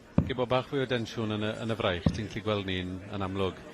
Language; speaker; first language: Welsh; native; Welsh